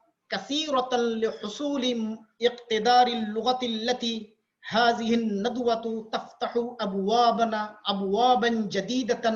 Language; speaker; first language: Arabic; non-native, fluent; Bangla